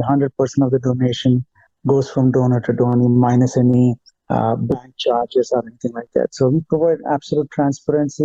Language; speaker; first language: English; non-native, local second language; Telugu